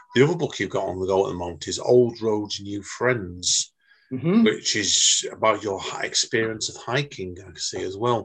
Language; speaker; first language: English; native; English